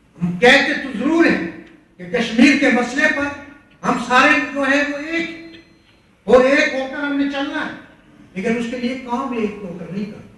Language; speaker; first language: Urdu; non-native, local second language; Pahari-Potwari